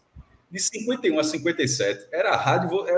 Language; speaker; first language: Portuguese; native; Portuguese